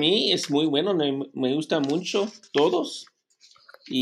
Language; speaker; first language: Spanish; non-native, learner; English